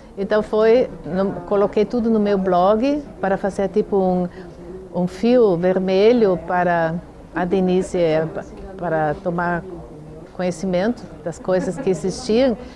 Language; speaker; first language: Portuguese; non-native, fluent; German